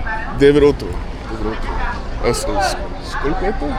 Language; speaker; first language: Russian; non-native, learner; English